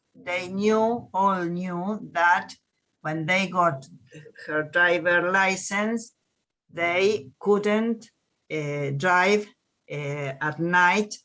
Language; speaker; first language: English; non-native, learner; Spanish